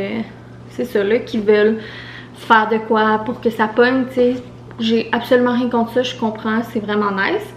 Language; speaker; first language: French; native; French